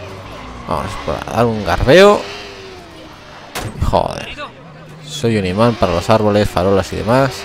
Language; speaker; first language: Spanish; native; Spanish